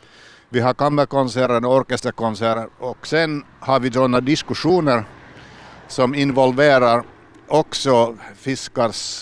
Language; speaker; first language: Swedish; non-native, local second language; Finnish